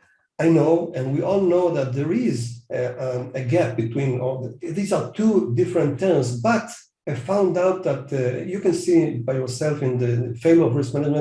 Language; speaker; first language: English; non-native, fluent; Hebrew